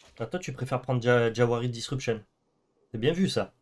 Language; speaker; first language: French; native; French